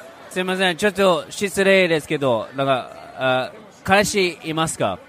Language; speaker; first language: Japanese; non-native, learner; English